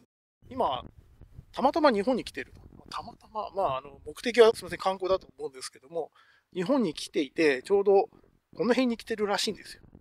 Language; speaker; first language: Japanese; native; Japanese